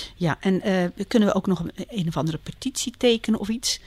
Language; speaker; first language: Dutch; native; Dutch